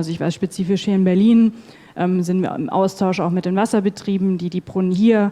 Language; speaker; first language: German; native; German